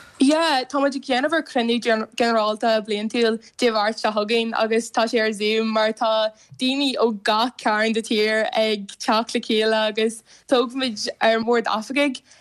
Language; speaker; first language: Irish; non-native, local second language; English